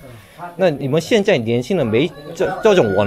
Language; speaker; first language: Chinese; non-native, learner; Korean